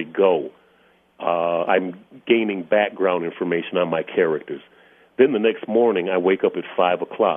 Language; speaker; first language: English; native; English